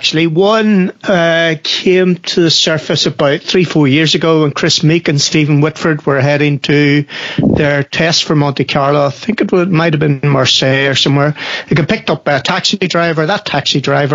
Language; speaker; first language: English; native; English